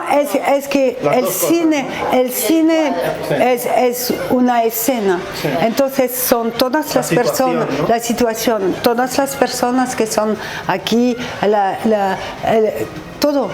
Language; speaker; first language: Spanish; non-native, learner; French